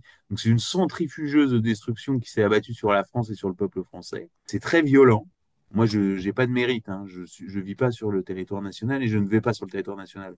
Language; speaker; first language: French; native; French